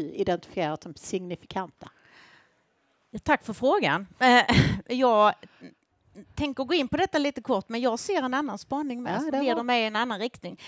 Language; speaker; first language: Swedish; native; Swedish